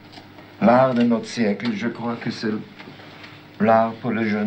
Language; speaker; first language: French; non-native, learner; German